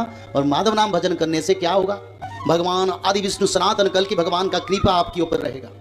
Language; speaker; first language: Hindi; non-native, local second language; Odia